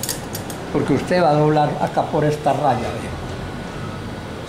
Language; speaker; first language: Spanish; native; Spanish